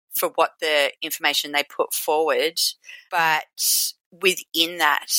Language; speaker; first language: English; native; English